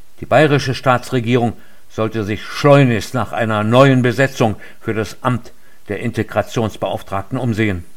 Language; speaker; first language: German; native; German